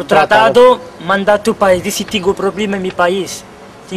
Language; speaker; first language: Spanish; non-native, learner; Kabyle